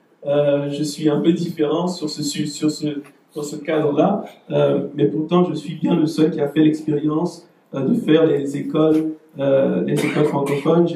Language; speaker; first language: French; native; French